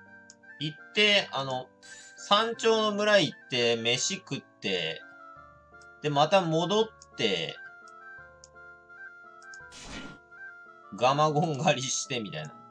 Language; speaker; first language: Japanese; native; Japanese